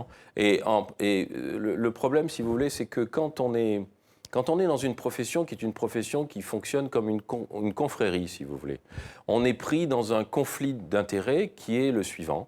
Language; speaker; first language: French; native; French